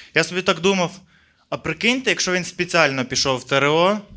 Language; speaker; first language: Ukrainian; native; Ukrainian